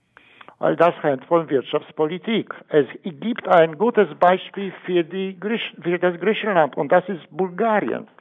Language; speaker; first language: German; non-native, fluent; Polish